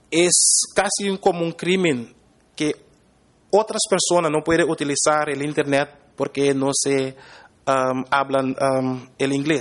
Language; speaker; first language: Spanish; non-native, fluent; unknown